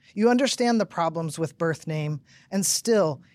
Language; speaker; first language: English; native; English